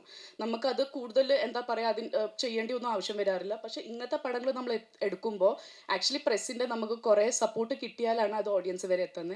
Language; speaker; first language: Malayalam; early bilingual, heritage; Malayalam